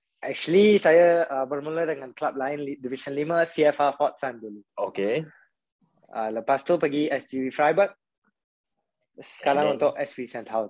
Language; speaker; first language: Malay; non-native, local second language; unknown